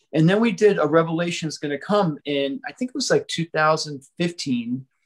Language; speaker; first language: English; native; English